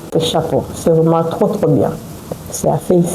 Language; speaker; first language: French; non-native, local second language; Lingala